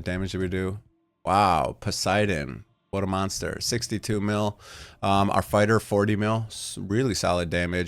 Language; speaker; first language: English; native; English